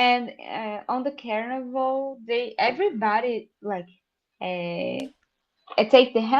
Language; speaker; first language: English; non-native, learner; Portuguese